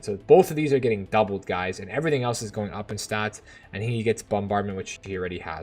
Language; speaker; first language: English; native; English